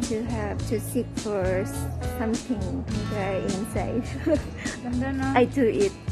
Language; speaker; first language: English; non-native, local second language; Filipino